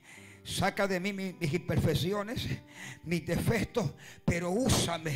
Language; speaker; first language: Spanish; native; Spanish